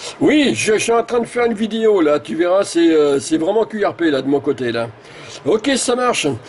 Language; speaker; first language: French; native; French